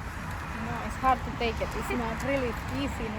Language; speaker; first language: English; non-native, fluent; Spanish